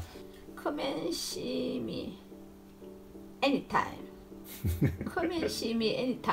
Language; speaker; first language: English; non-native, learner; Korean